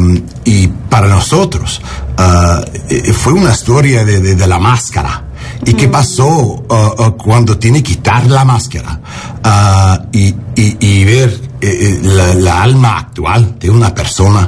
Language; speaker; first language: Spanish; early bilingual, heritage; Spanish